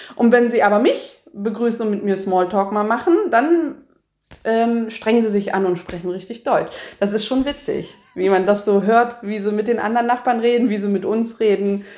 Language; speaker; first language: German; native; German